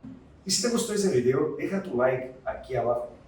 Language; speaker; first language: Spanish; non-native, fluent; Portuguese